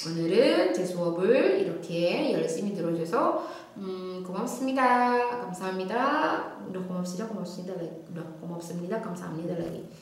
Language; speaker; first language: Korean; non-native, fluent; Indonesian